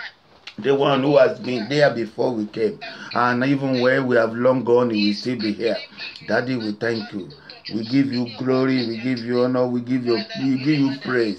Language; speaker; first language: English; non-native, local second language; Yoruba